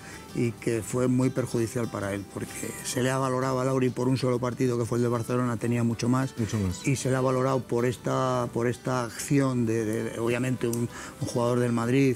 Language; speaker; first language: Spanish; native; Spanish